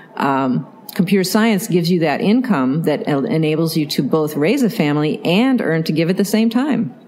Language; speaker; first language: English; native; English